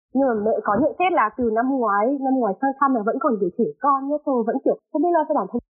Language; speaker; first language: Vietnamese; native; Vietnamese